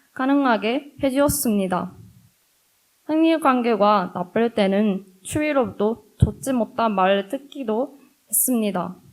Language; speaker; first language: Korean; non-native, fluent; Japanese